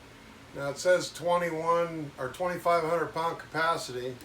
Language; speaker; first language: English; native; English